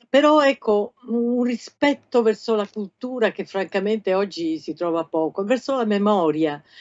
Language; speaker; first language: Italian; native; Italian